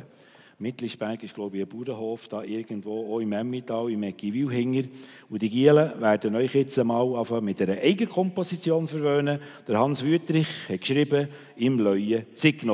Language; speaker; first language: German; native; German